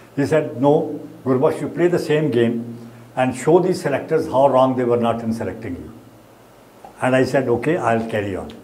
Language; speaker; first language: English; non-native, local second language; Punjabi